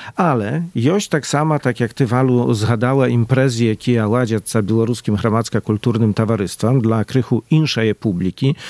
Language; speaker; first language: Belarusian; native; Belarusian